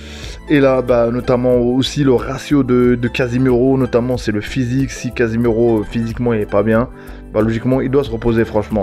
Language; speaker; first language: French; native; French